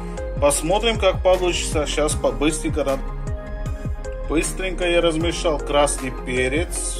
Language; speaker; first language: Russian; non-native, fluent; Hindi